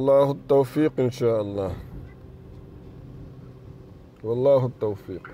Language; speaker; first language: Arabic; non-native, fluent; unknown